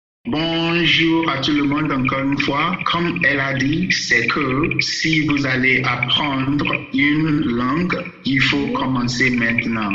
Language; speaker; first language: French; non-native, fluent; Yoruba